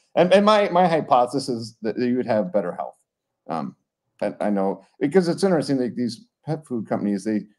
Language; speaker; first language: English; native; English